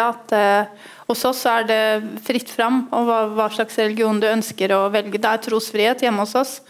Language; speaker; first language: Norwegian; early bilingual, other home language; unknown